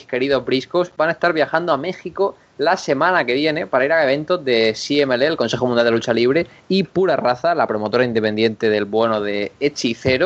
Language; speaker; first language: Spanish; native; Spanish